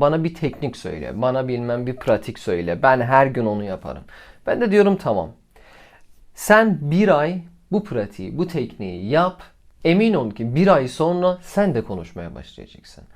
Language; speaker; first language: Turkish; non-native, fluent; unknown